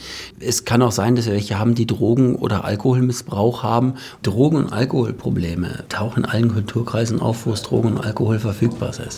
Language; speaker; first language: German; native; German